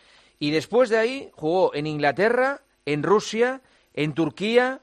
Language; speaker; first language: Spanish; native; Spanish